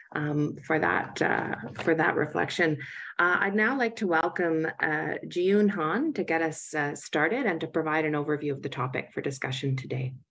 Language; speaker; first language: English; native; English